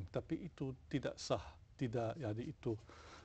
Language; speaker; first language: Indonesian; non-native, fluent; Dutch